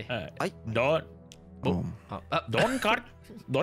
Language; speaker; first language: English; non-native, local second language; Malay